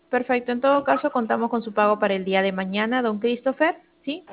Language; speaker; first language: Spanish; native; Spanish